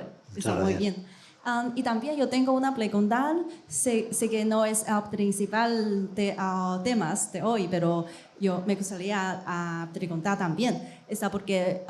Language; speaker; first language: Spanish; non-native, learner; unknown